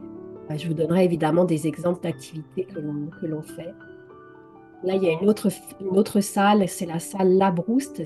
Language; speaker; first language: French; native; French